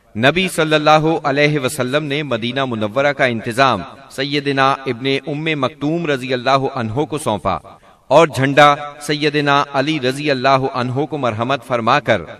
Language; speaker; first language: Urdu; native; Urdu